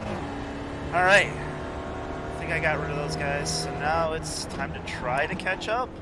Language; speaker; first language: English; native; English